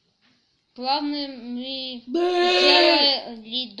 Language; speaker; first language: Russian; early bilingual, heritage; Russian